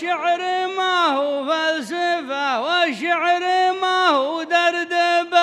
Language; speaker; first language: Arabic; native; Arabic